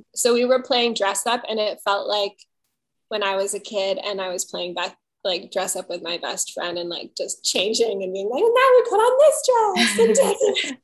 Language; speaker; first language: English; native; English